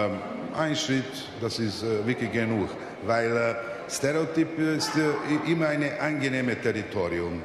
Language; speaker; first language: German; non-native, fluent; Serbian